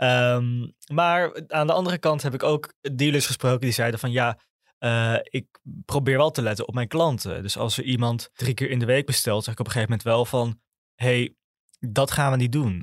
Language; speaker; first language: Dutch; native; Dutch